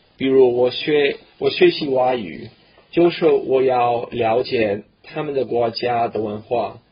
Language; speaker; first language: Chinese; non-native, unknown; English